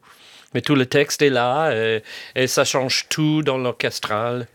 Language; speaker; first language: French; non-native, fluent; English